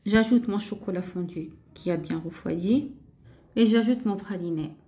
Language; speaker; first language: French; non-native, local second language; Arabic